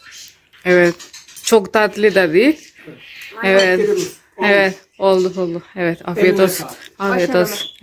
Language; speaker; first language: Turkish; non-native, learner; Spanish